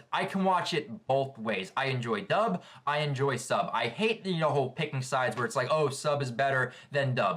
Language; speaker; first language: English; native; English